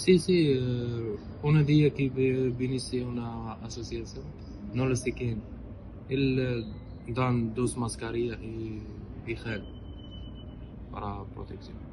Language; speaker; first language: Spanish; non-native, learner; Arabic